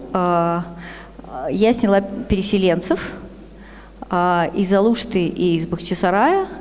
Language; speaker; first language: Russian; native; Russian